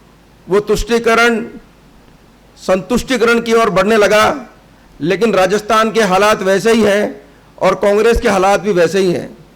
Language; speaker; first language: Hindi; native; Hindi